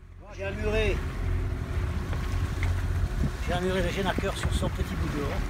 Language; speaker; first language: French; native; French